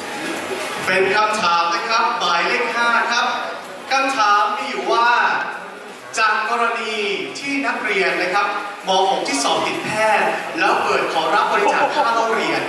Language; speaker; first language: Thai; native; Thai